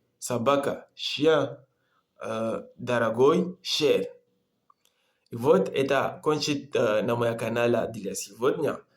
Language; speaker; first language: Russian; non-native, learner; Comorian